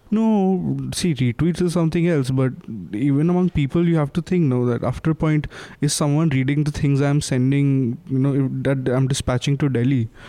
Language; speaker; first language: English; non-native, local second language; Hindi